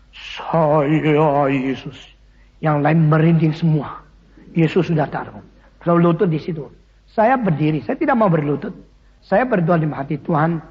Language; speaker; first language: Indonesian; early bilingual, other home language; Min Nan Chinese